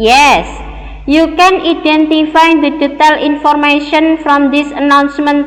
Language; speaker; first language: English; non-native, learner; Indonesian